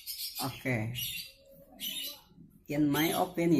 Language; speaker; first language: English; non-native, learner; Indonesian